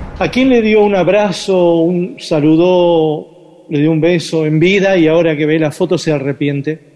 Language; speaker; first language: Spanish; native; Spanish